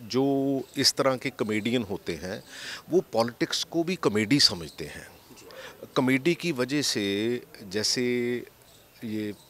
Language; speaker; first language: Hindi; non-native, local second language; Punjabi